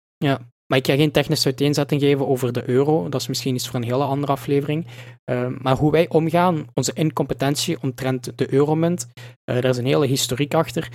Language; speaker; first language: Dutch; native; Dutch